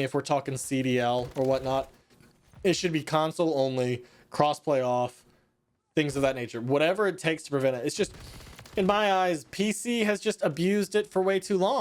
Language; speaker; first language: English; native; English